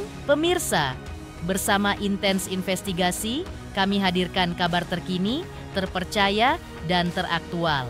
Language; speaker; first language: Indonesian; native; Indonesian